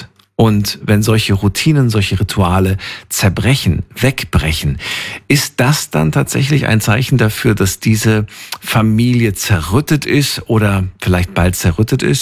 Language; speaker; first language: German; native; German